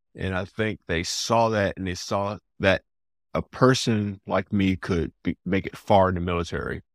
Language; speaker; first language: English; native; English